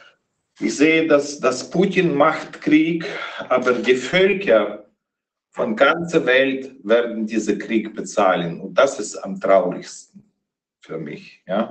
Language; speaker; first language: German; non-native, fluent; Ukrainian